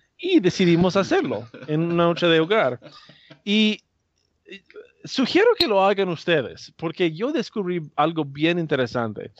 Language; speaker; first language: Spanish; non-native, fluent; English